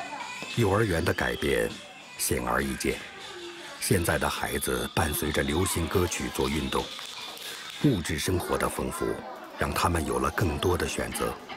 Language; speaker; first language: Chinese; native; Chinese